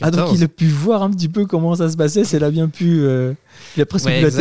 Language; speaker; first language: French; native; French